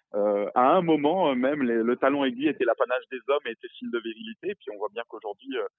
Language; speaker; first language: French; native; French